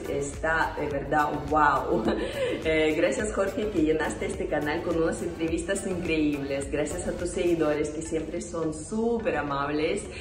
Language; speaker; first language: Spanish; non-native, fluent; Russian